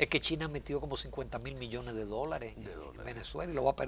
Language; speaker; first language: Spanish; native; Spanish